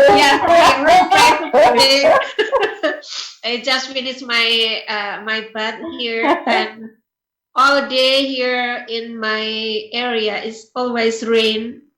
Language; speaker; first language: English; non-native, learner; Indonesian